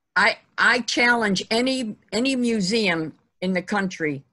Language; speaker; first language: English; native; English